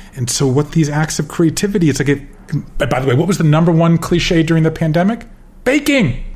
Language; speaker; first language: English; native; English